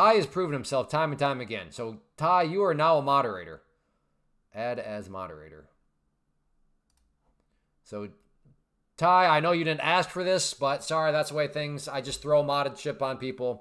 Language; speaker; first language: English; native; English